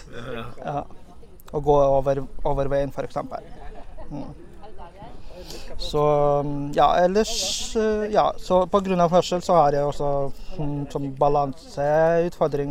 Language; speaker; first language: Norwegian; non-native, fluent; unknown